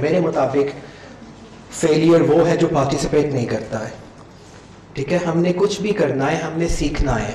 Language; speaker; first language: Urdu; non-native, local second language; Punjabi